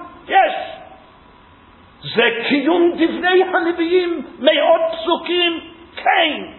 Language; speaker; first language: Hebrew; non-native, fluent; English